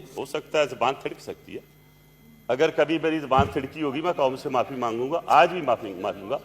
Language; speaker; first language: Urdu; non-native, local second language; Punjabi